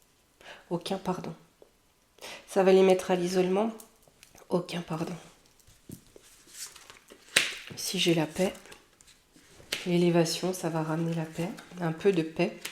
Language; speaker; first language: French; native; French